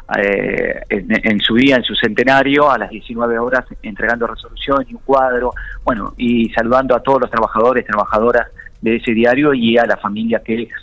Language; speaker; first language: Spanish; native; Spanish